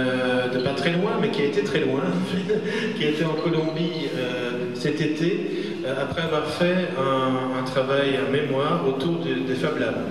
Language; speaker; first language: French; native; French